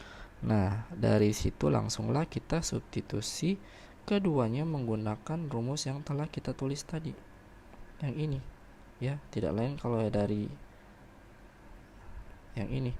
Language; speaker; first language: Indonesian; native; Indonesian